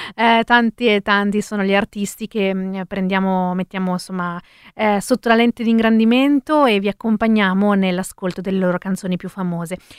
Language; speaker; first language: Italian; early bilingual, other home language; Spanish